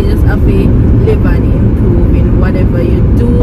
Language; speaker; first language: English; native; English